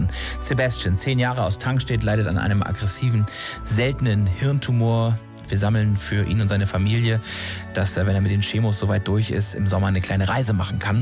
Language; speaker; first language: German; native; German